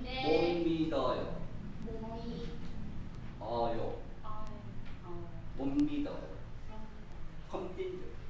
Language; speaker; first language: Korean; non-native, fluent; Vietnamese